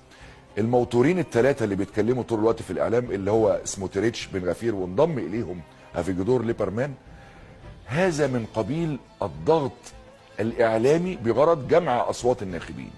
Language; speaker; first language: Arabic; native; Arabic